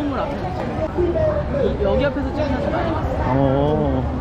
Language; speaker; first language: Korean; native; Korean